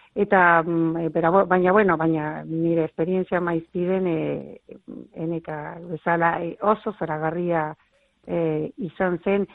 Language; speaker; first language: Basque; non-native, local second language; Spanish